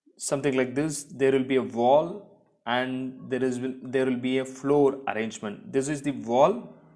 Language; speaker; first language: English; non-native, local second language; Tamil